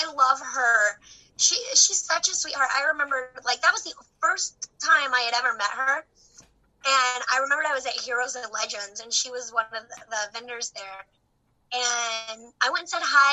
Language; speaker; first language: English; native; English